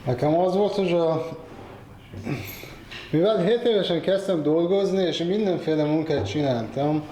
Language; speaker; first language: Hungarian; non-native, fluent; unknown